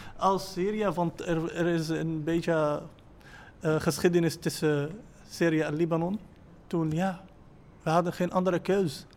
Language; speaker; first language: Dutch; non-native, learner; Arabic